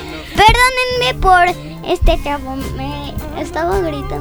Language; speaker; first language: Spanish; early bilingual, other home language; French